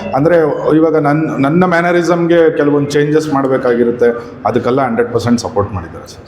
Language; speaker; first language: Kannada; native; Kannada